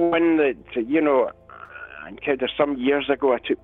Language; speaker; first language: English; native; English